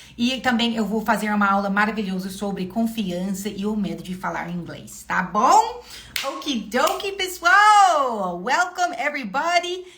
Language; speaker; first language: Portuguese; non-native, fluent; English